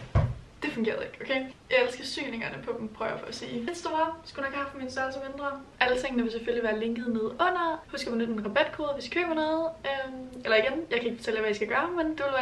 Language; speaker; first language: Danish; native; Danish